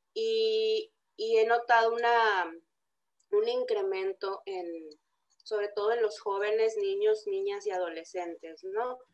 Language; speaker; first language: Spanish; native; Spanish